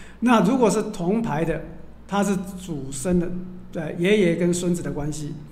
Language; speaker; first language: Chinese; native; Chinese